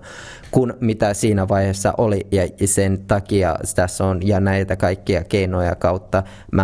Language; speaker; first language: Finnish; native; Finnish